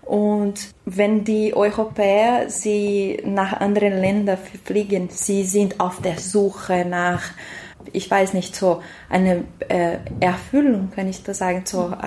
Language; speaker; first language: German; non-native, learner; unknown